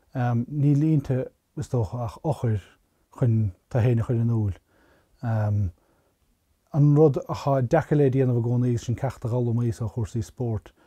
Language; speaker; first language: Irish; native; Irish